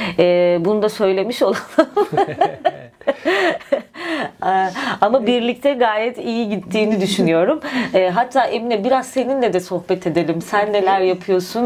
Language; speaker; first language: Turkish; native; Turkish